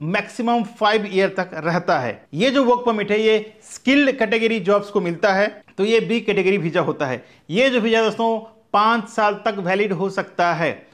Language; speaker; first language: Hindi; native; Hindi